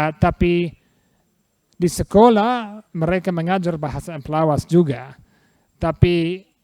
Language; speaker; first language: Indonesian; non-native, fluent; English